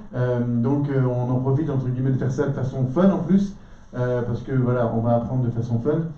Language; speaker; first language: French; native; French